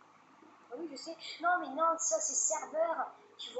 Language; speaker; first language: French; native; French